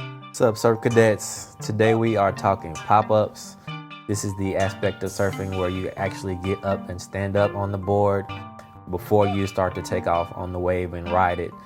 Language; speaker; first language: English; native; English